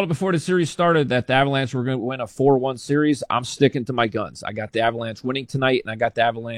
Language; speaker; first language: English; native; English